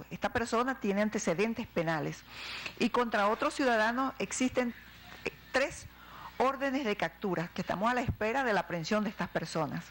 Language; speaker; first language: Spanish; native; Spanish